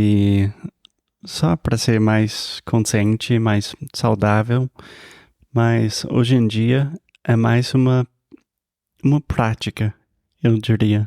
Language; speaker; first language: Portuguese; non-native, fluent; English